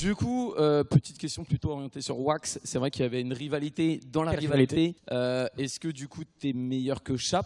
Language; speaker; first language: French; native; French